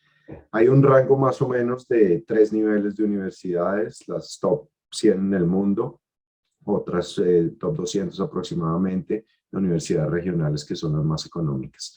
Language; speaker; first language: Spanish; native; Spanish